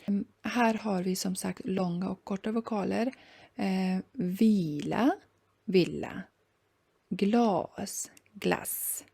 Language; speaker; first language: Swedish; non-native, fluent; Persian